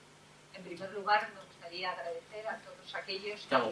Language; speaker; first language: Spanish; native; Spanish